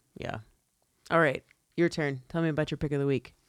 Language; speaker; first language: English; early bilingual, other home language; Italian